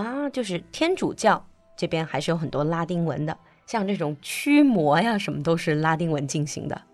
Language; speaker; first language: Chinese; native; Chinese